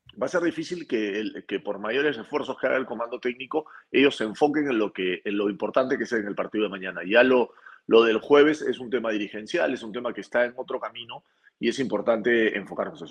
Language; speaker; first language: Spanish; native; Spanish